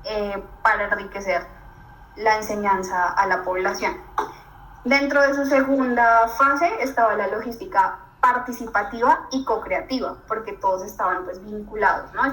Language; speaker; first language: Spanish; native; Spanish